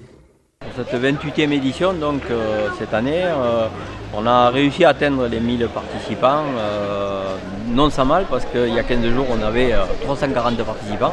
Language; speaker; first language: French; native; French